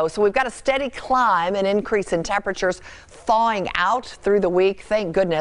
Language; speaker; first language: English; native; English